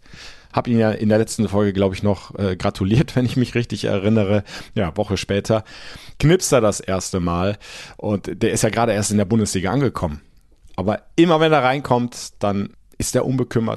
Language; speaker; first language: German; native; German